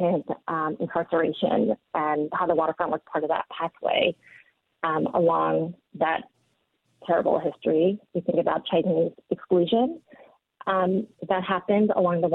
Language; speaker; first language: English; native; English